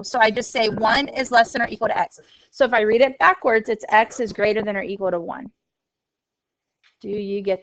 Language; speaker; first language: English; native; English